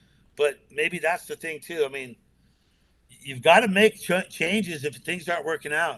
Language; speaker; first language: English; native; English